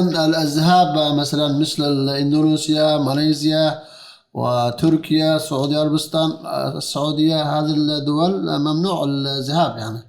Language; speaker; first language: Arabic; non-native, fluent; Uyghur